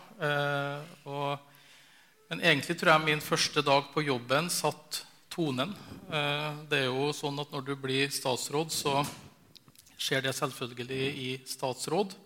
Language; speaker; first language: Norwegian; native; Norwegian